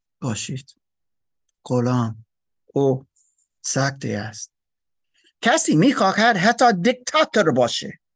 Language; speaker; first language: Persian; non-native, learner; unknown